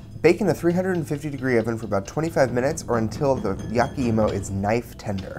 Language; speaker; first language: English; native; English